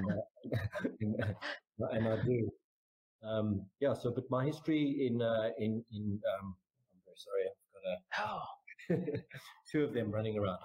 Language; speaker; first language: English; native; English